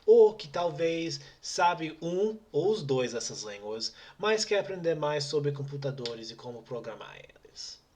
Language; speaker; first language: Portuguese; non-native, fluent; English